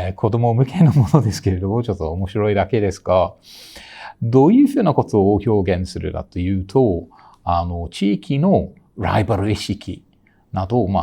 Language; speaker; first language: Japanese; non-native, fluent; English